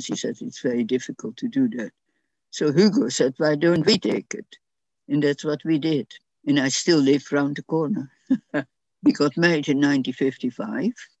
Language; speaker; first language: English; non-native, fluent; Dutch